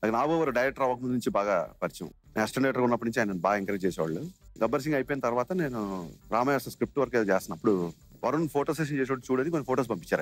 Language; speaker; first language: Telugu; native; Telugu